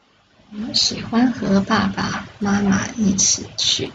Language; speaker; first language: Chinese; non-native, learner; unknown